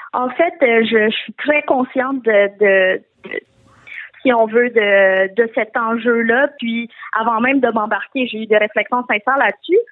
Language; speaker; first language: French; early bilingual, other home language; Tamil